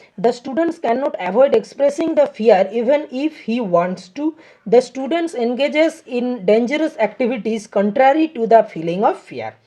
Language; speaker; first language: English; non-native, local second language; Bangla